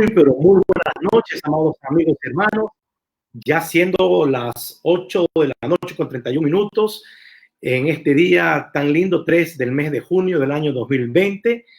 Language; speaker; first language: Spanish; native; Spanish